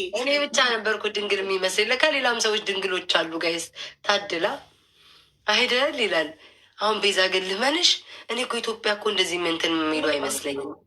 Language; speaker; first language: Amharic; native; Amharic